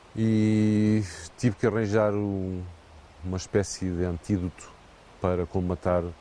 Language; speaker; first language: Portuguese; native; Portuguese